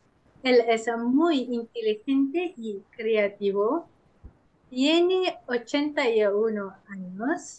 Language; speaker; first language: Spanish; non-native, learner; Malay